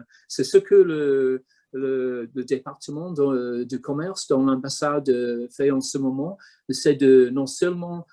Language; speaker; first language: French; non-native, fluent; English